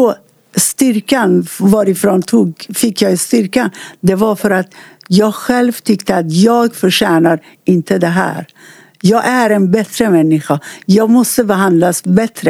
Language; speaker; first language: Swedish; non-native, fluent; Persian